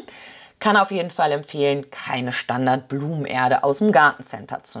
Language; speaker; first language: German; native; German